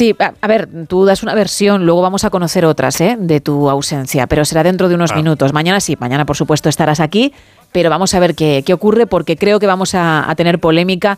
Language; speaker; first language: Spanish; native; Spanish